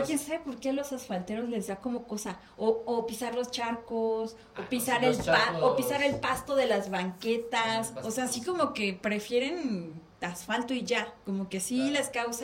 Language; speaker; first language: Spanish; native; Spanish